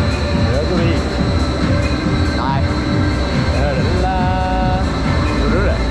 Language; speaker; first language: Swedish; native; Swedish